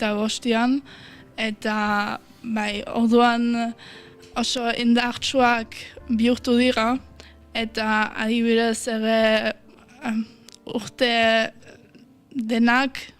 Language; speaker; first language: Basque; non-native, fluent; German